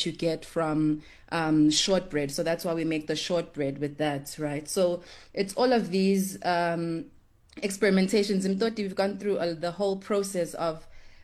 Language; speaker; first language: English; non-native, local second language; Zulu